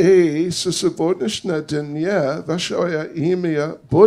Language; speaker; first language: Russian; non-native, learner; English